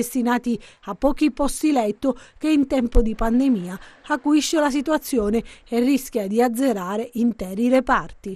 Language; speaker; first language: Italian; native; Italian